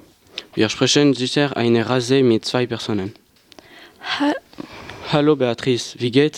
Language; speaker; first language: German; non-native, learner; French